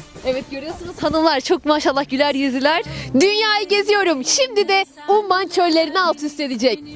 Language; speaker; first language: Turkish; native; Turkish